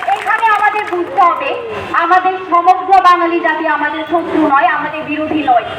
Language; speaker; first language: Bangla; non-native, local second language; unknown